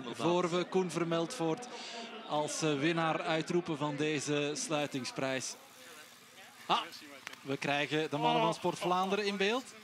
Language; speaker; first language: Dutch; native; Dutch